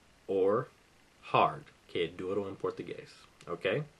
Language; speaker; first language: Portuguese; non-native, fluent; English